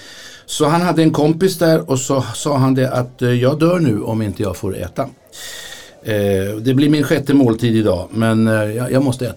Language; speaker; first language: Swedish; native; Swedish